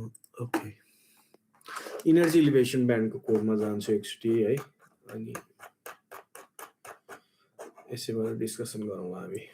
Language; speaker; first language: Nepali; native; Nepali